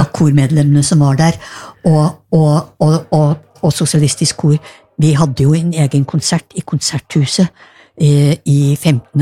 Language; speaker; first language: Norwegian; native; Norwegian